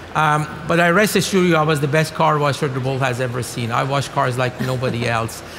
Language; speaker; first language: English; non-native, fluent; Persian